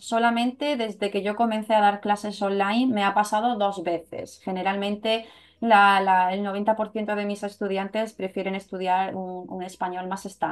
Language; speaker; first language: Spanish; native; Spanish